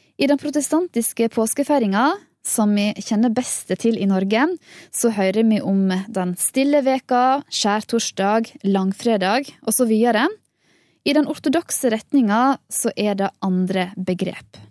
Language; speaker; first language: Norwegian; native; Norwegian